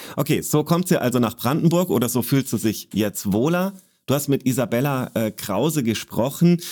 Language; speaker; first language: German; native; German